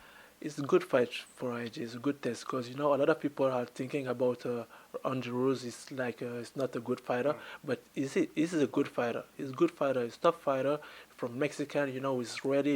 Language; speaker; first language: English; non-native, learner; French